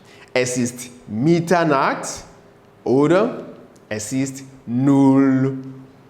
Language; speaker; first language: German; non-native, fluent; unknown